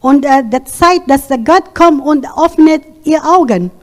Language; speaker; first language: German; non-native, learner; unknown